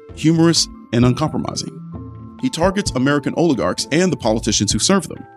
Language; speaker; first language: English; native; English